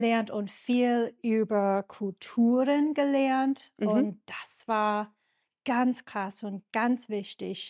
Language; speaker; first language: German; non-native, learner; English